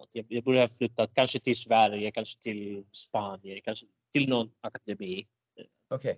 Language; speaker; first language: Swedish; non-native, local second language; Finnish